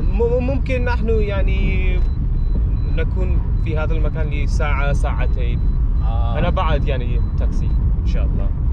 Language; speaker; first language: Arabic; non-native, learner; English